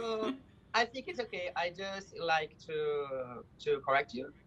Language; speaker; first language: English; non-native, learner; Portuguese